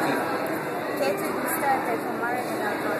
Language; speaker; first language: Spanish; non-native, learner; English